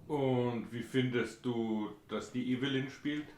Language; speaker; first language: German; native; German